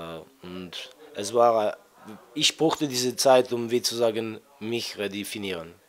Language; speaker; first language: German; non-native, fluent; French